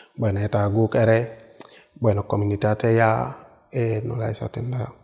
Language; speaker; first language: Basque; non-native, learner; Wolof